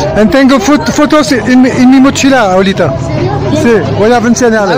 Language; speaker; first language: Spanish; non-native, learner; French